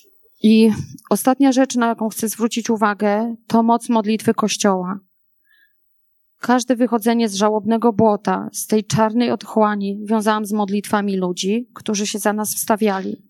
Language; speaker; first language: Polish; native; Polish